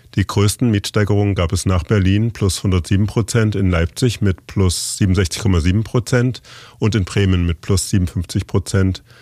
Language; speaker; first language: German; native; German